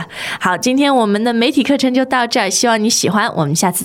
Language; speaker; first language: Chinese; native; Chinese